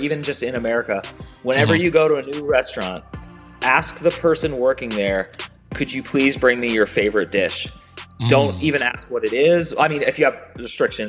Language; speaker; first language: English; native; English